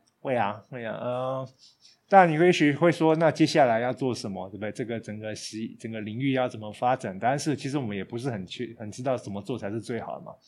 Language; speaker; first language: Chinese; native; Chinese